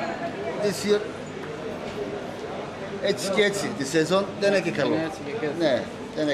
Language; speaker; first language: Greek; non-native, learner; Turkish